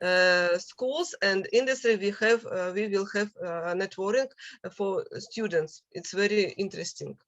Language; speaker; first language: English; non-native, learner; Russian